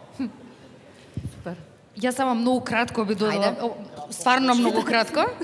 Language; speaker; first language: Macedonian; native; Macedonian